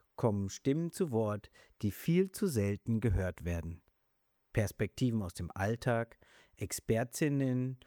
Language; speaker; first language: German; native; German